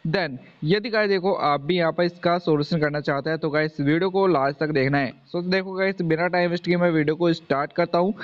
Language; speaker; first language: Hindi; native; Hindi